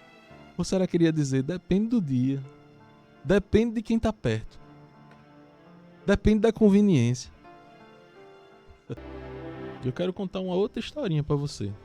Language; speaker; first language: Portuguese; native; Portuguese